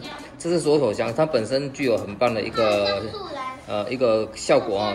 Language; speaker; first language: Chinese; native; Chinese